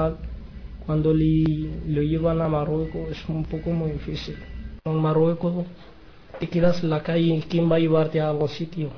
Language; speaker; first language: Spanish; non-native, learner; Arabic